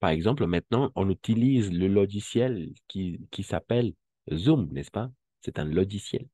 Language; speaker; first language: French; non-native, fluent; Spanish